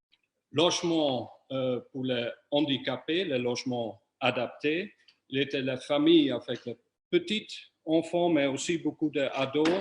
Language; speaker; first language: French; non-native, fluent; Dutch